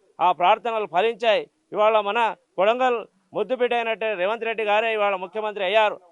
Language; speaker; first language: Telugu; non-native, local second language; Lambadi